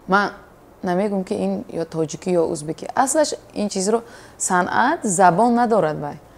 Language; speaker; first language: Tajik; non-native, local second language; Uzbek